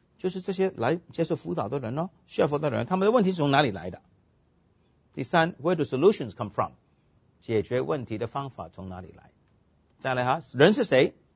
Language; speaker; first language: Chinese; non-native, local second language; Cantonese